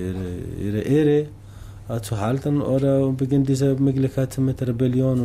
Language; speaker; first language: German; non-native, learner; Tamasheq